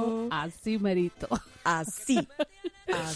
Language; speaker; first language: Spanish; non-native, fluent; English